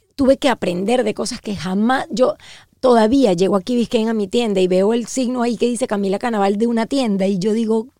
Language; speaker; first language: Spanish; native; Spanish